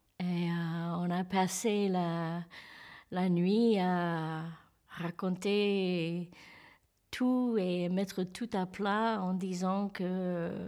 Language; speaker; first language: French; non-native, fluent; English